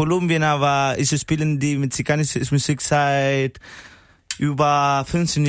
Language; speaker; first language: German; non-native, learner; Spanish